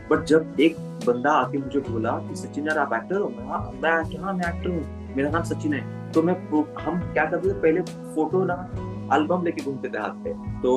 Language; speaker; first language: Hindi; non-native, local second language; Marathi